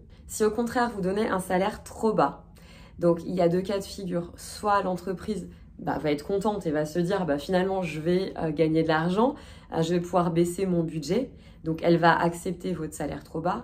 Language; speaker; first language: French; native; French